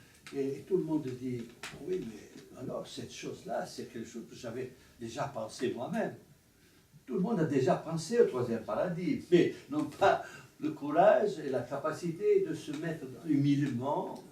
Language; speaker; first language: French; non-native, fluent; Italian